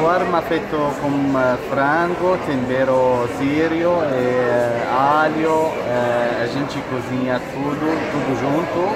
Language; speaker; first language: Portuguese; non-native, fluent; Arabic